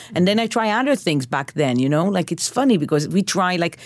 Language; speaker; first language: English; non-native, fluent; Hebrew